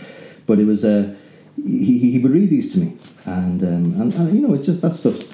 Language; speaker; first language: English; native; English